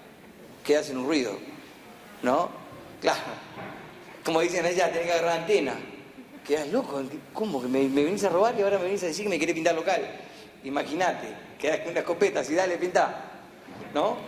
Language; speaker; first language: Spanish; native; Spanish